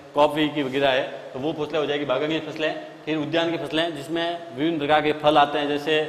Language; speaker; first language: Hindi; native; Hindi